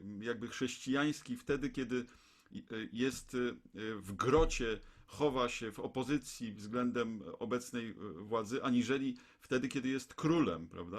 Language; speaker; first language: Polish; native; Polish